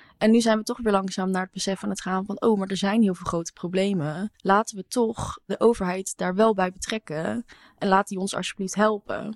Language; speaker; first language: Dutch; native; Dutch